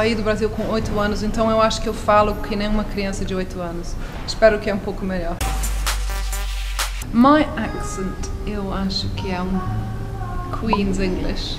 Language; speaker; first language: Portuguese; early bilingual, heritage; Portuguese